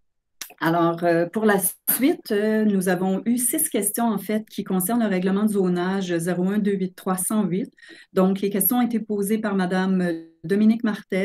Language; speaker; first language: French; native; French